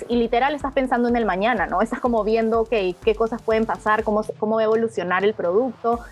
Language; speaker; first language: Spanish; native; Spanish